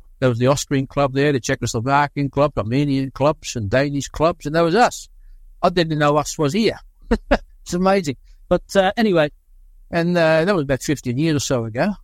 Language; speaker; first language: English; early bilingual, other home language; Dutch